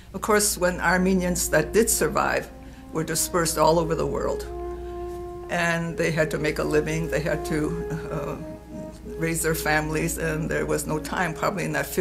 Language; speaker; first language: English; native; English